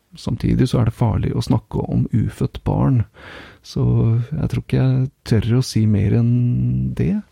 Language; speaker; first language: Norwegian; native; Norwegian